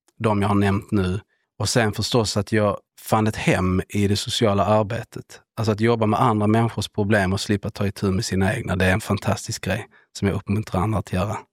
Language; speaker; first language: Swedish; early bilingual, other home language; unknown